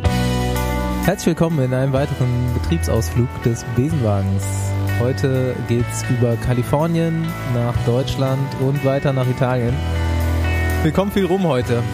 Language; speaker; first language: German; native; German